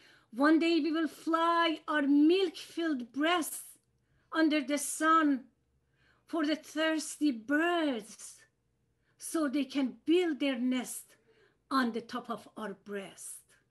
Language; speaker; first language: English; non-native, fluent; Persian